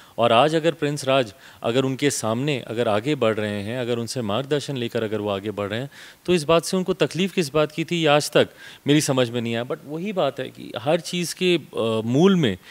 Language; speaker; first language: Hindi; native; Hindi